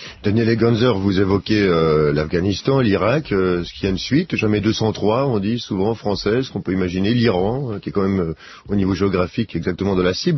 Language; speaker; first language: French; native; French